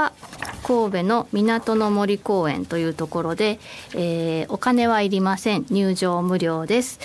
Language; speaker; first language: Japanese; native; Japanese